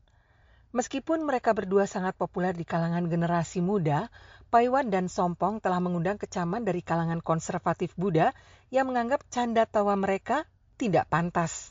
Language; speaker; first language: Indonesian; native; Indonesian